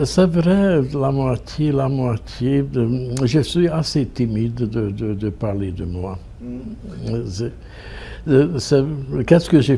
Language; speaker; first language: French; non-native, fluent; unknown